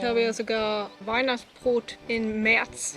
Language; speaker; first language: German; non-native, fluent; Swedish